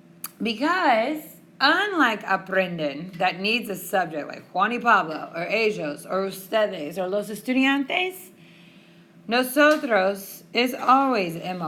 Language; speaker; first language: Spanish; non-native, fluent; English